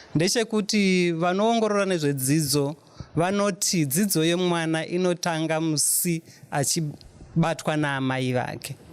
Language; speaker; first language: Shona; non-native, local second language; North Ndebele